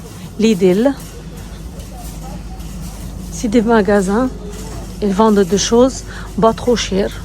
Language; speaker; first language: French; non-native, learner; Arabic